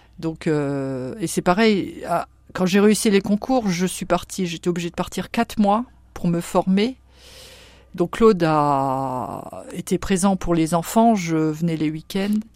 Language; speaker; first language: French; native; French